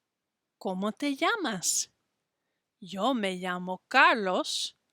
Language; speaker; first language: Spanish; non-native, fluent; English